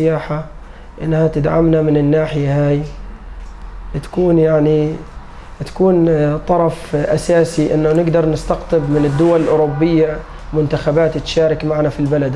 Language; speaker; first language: Arabic; native; Arabic